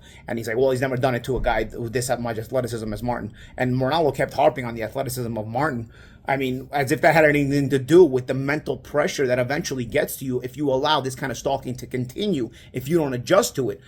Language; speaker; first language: English; native; English